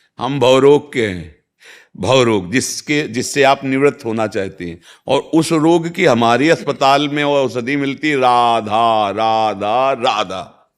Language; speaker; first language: Hindi; native; Hindi